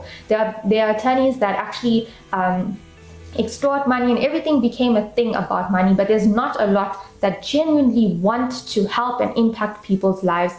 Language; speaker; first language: English; native; English